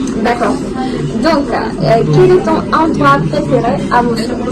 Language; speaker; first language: French; non-native, fluent; Russian